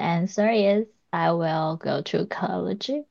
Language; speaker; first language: English; non-native, learner; Chinese